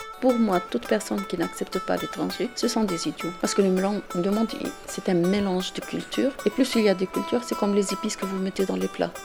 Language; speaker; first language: French; non-native, local second language; Arabic